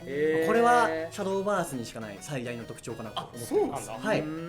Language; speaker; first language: Japanese; native; Japanese